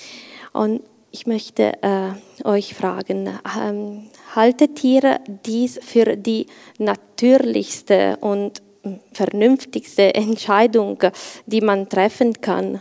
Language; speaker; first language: German; non-native, fluent; Italian